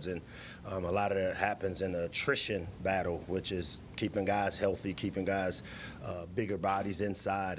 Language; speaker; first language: English; native; English